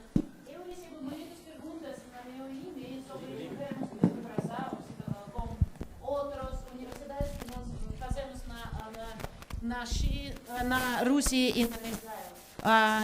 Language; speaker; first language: Portuguese; non-native, fluent; Russian